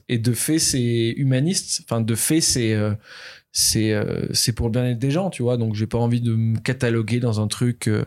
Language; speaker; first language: French; native; French